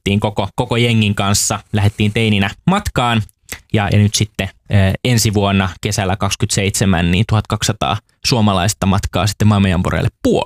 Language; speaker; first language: Finnish; native; Finnish